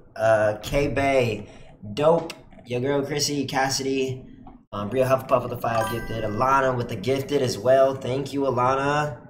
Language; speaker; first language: English; native; English